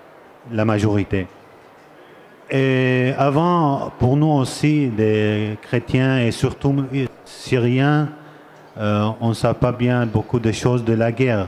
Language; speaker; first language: French; non-native, learner; Armenian